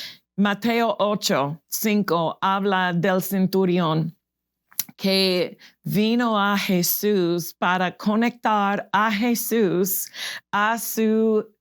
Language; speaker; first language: Spanish; non-native, fluent; English